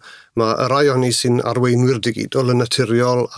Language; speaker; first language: Welsh; native; Welsh